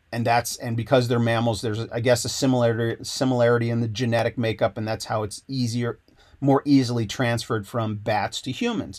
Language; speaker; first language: English; native; English